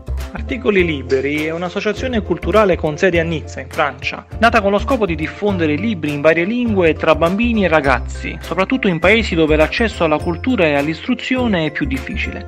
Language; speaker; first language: Italian; native; Italian